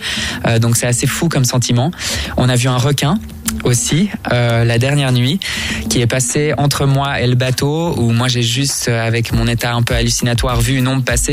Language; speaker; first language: French; native; French